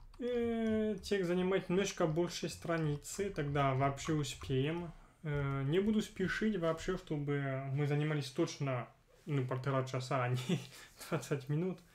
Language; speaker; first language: Russian; non-native, fluent; French